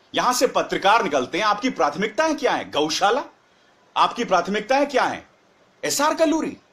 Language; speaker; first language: Hindi; native; Hindi